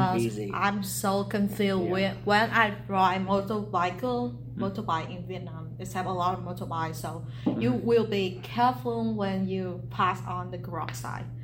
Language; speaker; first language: English; non-native, learner; Vietnamese